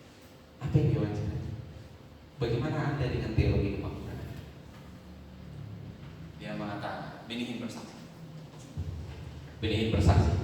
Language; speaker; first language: Indonesian; native; Indonesian